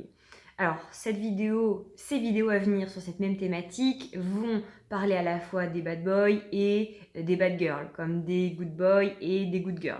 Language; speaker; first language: French; native; French